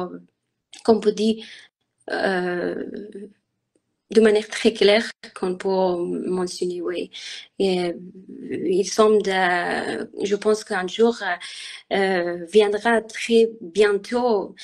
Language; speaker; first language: French; non-native, learner; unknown